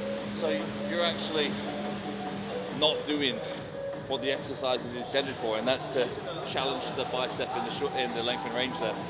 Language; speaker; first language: English; native; English